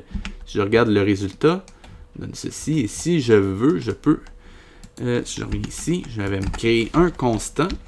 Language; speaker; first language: French; native; French